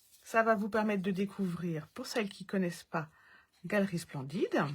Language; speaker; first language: French; native; French